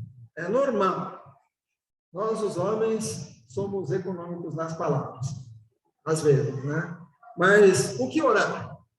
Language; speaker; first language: Portuguese; native; Portuguese